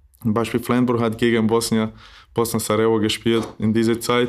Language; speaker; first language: German; non-native, learner; Bosnian